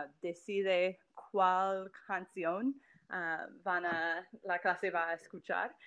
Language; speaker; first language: Spanish; non-native, fluent; English